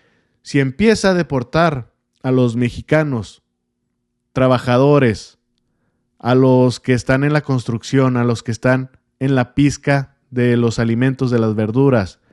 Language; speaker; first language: Spanish; native; Spanish